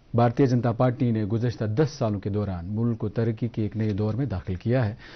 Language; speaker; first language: Hindi; non-native, local second language; Kashmiri